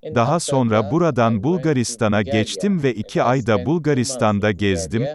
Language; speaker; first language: English; non-native, fluent; Japanese